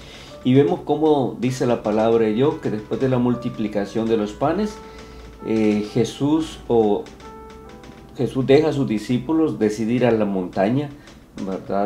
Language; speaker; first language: Spanish; native; Spanish